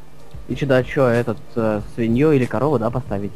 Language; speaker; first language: Russian; native; Russian